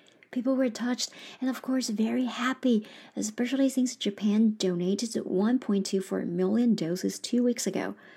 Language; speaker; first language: English; non-native, fluent; Chinese